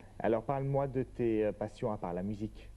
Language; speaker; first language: French; native; French